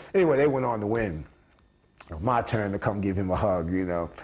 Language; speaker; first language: English; native; English